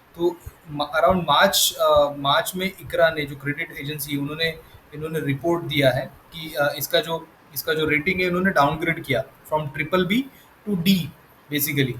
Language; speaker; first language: Hindi; non-native, local second language; Marathi